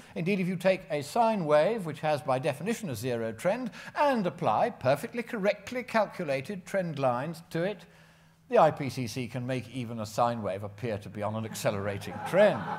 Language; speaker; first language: English; native; English